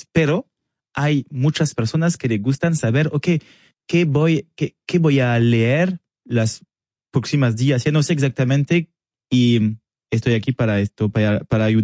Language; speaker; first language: Spanish; non-native, learner; French